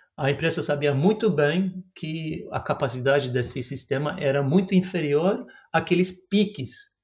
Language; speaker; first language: Portuguese; non-native, fluent; Norwegian